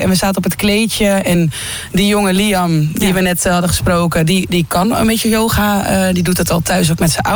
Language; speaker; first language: Dutch; native; Dutch